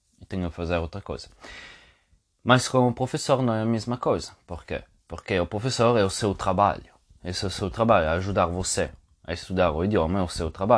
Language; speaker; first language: Portuguese; non-native, fluent; Italian